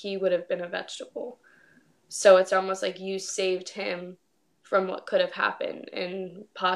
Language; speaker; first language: English; native; English